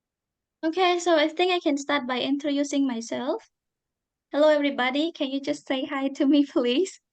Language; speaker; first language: English; non-native, fluent; Khmer